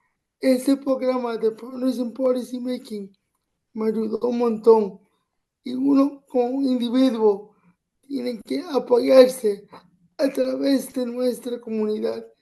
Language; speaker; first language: Spanish; early bilingual, other home language; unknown